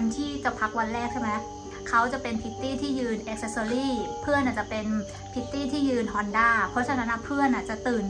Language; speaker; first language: Thai; native; Thai